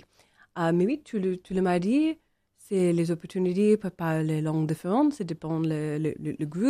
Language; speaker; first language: French; non-native, learner; English